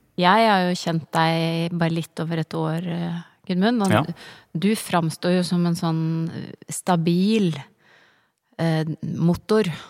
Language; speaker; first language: Norwegian; native; Norwegian